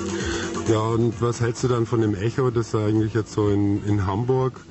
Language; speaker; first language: German; native; German